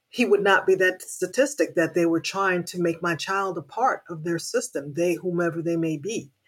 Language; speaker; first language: English; native; English